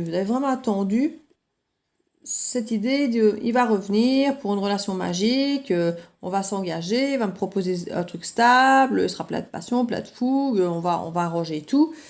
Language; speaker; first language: French; native; French